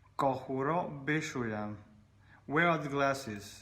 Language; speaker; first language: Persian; non-native, learner; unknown